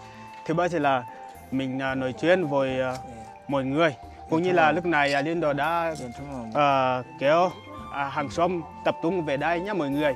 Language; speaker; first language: Vietnamese; non-native, learner; Portuguese